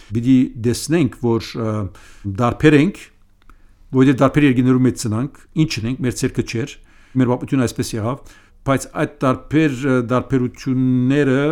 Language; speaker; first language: Armenian; early bilingual, heritage; Armenian